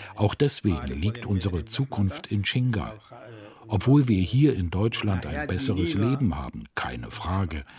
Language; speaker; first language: German; non-native, fluent; Kurdish